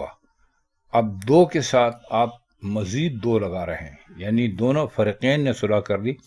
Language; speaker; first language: Urdu; native; Urdu